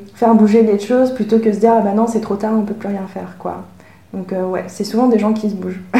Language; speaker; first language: French; early bilingual, other home language; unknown